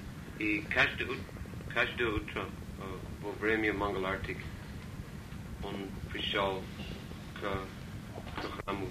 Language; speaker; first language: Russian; non-native, learner; English